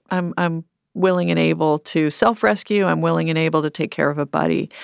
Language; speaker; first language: English; native; English